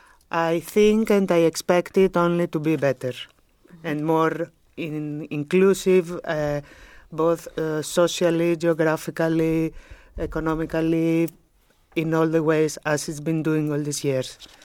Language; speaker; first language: English; non-native, fluent; Greek